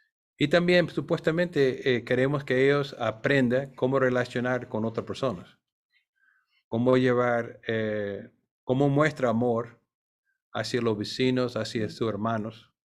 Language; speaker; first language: Spanish; non-native, fluent; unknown